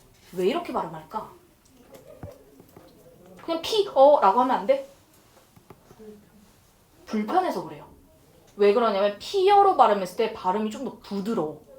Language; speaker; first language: Korean; native; Korean